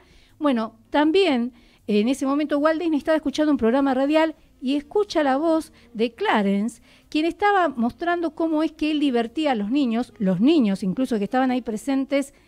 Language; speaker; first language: Spanish; native; Spanish